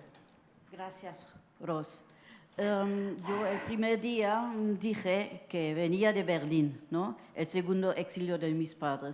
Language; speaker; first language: Spanish; early bilingual, heritage; Spanish